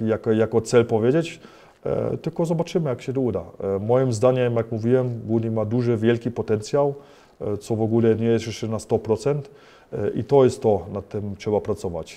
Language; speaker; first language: Polish; early bilingual, heritage; Polish